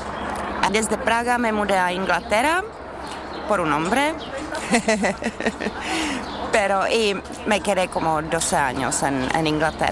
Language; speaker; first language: Spanish; non-native, fluent; Czech